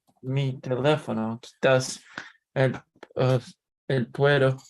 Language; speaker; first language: Spanish; non-native, learner; Russian